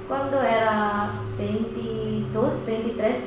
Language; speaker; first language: Spanish; non-native, learner; Korean